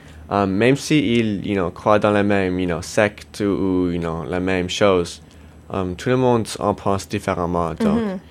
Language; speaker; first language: French; non-native, local second language; English